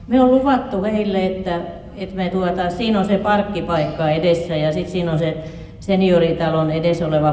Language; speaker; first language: Finnish; native; Finnish